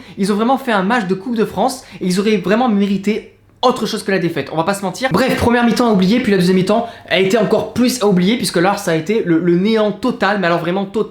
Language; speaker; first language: French; native; French